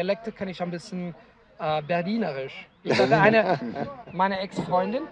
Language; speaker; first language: German; non-native, fluent; Italian